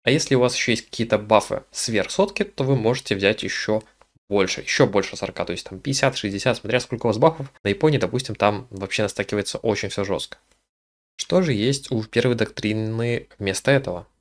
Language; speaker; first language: Russian; native; Russian